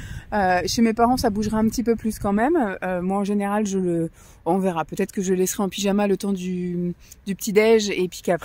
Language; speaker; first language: French; native; French